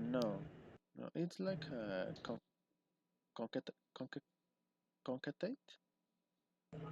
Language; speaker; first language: English; non-native, learner; Spanish